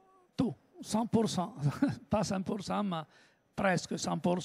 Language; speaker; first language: French; non-native, learner; Italian